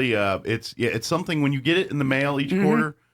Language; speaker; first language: English; native; English